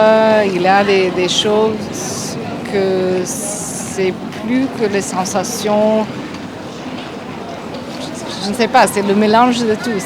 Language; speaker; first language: French; non-native, fluent; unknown